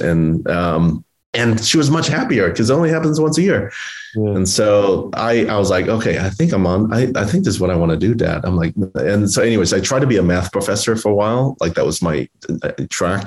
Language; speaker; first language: English; native; English